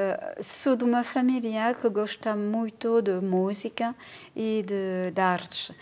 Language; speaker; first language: Portuguese; non-native, fluent; French